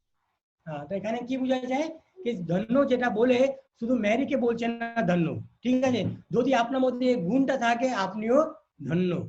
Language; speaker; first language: Bangla; non-native, learner; Hindi